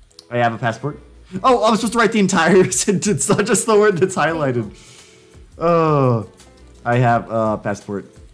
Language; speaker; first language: English; native; English